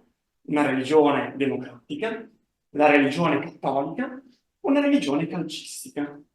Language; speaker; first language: Italian; native; Italian